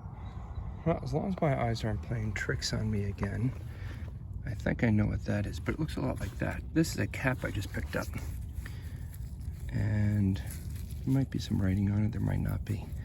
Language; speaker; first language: English; native; English